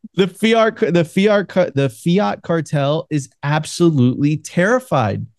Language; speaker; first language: English; non-native, fluent; Spanish